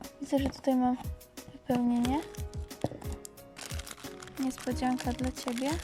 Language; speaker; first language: Polish; native; Polish